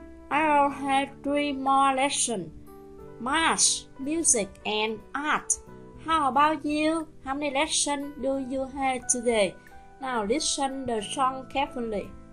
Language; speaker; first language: English; non-native, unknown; Vietnamese